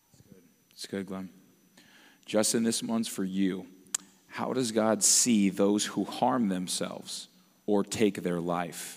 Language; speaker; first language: English; native; English